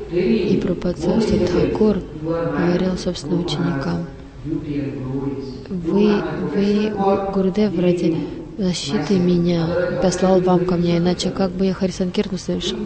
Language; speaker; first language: Russian; non-native, learner; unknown